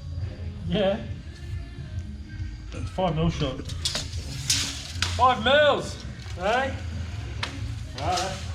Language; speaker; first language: English; native; English